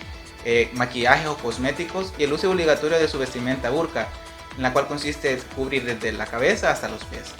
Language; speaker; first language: Spanish; native; Spanish